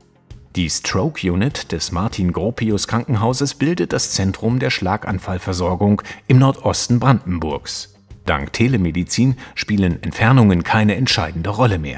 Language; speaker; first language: German; native; German